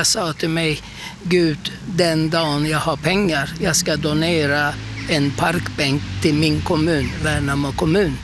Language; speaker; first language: Swedish; non-native, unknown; Turkish